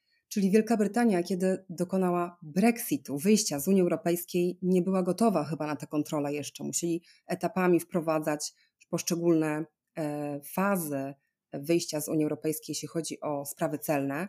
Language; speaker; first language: Polish; native; Polish